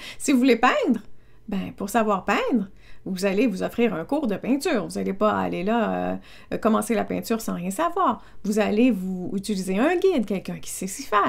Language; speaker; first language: French; native; French